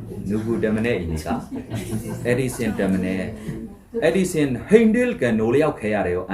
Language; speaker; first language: Korean; non-native, learner; Burmese